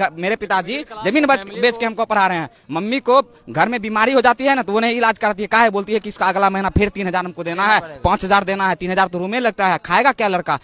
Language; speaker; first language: Hindi; native; Hindi